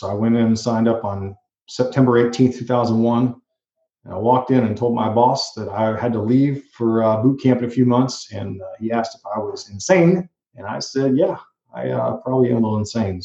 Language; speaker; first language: English; native; English